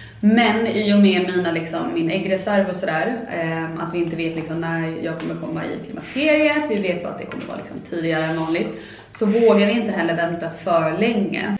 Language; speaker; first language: Swedish; native; Swedish